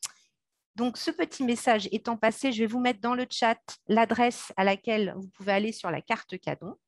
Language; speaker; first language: French; native; French